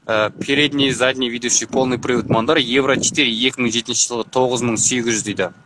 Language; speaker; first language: Russian; non-native, local second language; Kazakh